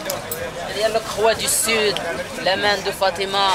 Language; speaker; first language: French; non-native, learner; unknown